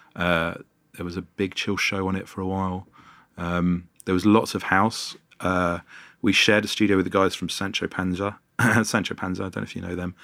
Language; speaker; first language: English; native; English